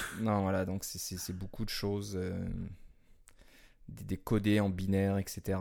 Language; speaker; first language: French; native; French